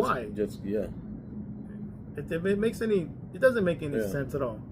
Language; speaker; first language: English; native; English